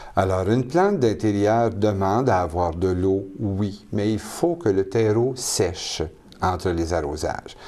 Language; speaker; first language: French; native; French